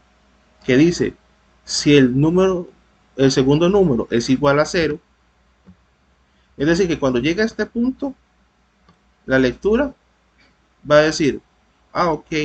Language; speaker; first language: Spanish; native; Spanish